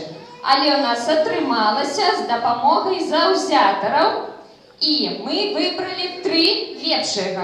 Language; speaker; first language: Belarusian; non-native, local second language; Russian